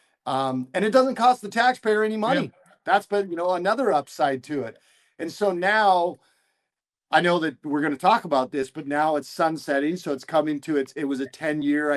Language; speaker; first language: English; native; English